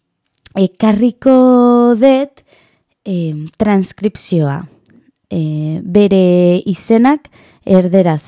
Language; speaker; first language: Basque; non-native, learner; Spanish